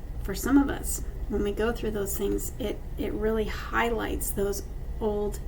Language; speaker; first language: English; native; English